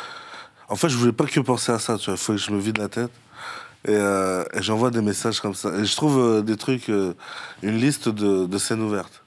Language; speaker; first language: French; native; French